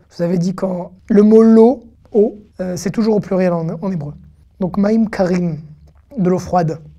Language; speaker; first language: French; native; French